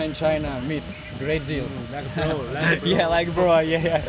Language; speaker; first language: English; non-native, learner; Russian